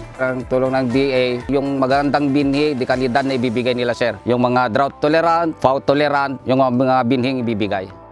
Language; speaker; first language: Filipino; non-native, local second language; Iloko